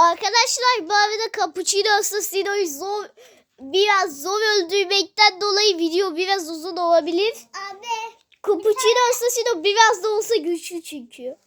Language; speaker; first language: Turkish; native; Turkish